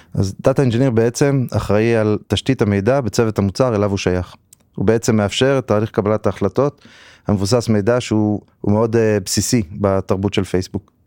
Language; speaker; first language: Hebrew; native; Hebrew